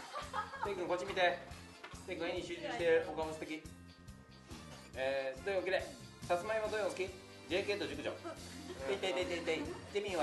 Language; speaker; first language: Japanese; native; Japanese